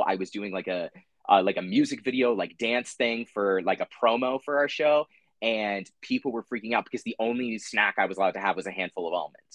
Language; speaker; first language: English; native; English